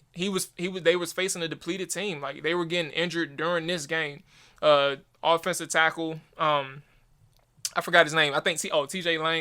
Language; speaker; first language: English; native; English